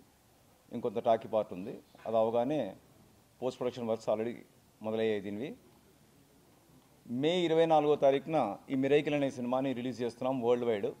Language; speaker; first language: Telugu; native; Telugu